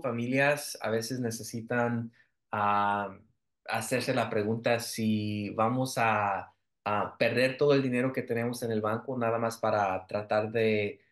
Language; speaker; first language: Spanish; early bilingual, heritage; Spanish